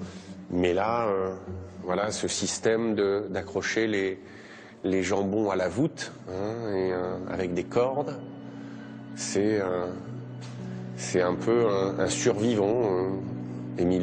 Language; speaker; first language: French; native; French